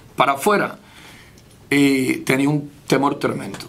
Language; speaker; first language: Spanish; native; Spanish